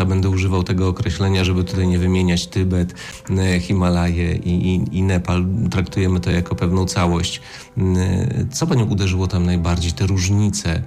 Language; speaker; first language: Polish; native; Polish